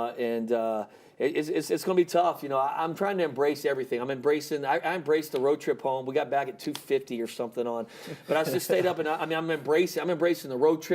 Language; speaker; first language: English; native; English